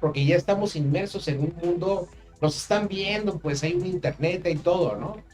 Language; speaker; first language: Spanish; native; Spanish